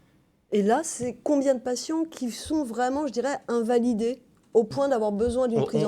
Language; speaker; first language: French; native; French